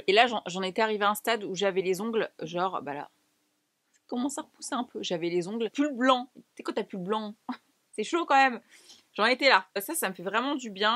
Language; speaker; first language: French; native; French